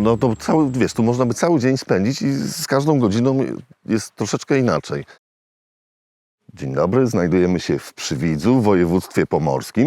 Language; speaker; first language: Polish; native; Polish